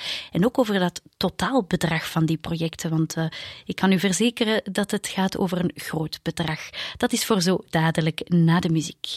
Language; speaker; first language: Dutch; native; Dutch